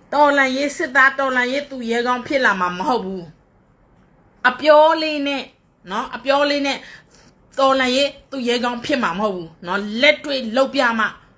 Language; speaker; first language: Burmese; non-native, local second language; S'gaw Karen